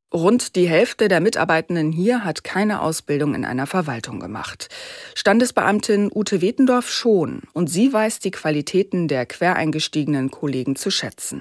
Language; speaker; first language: German; native; German